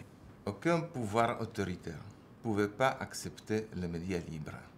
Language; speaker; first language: French; non-native, fluent; Polish